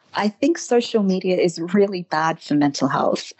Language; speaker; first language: English; native; English